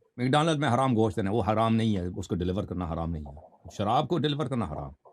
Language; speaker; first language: Urdu; native; Urdu